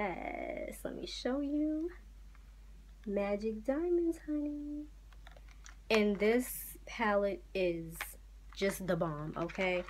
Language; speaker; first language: English; native; English